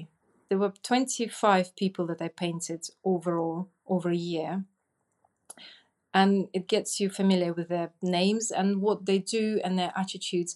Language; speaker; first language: English; non-native, fluent; Russian